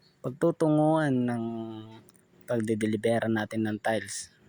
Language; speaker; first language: Filipino; non-native, local second language; Pampanga